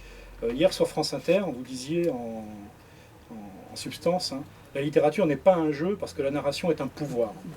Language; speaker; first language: French; native; French